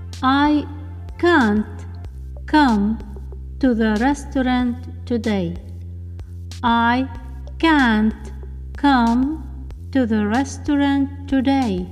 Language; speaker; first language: English; non-native, fluent; Arabic